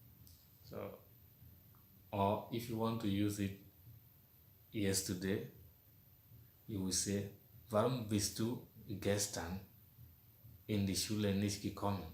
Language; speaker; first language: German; non-native, fluent; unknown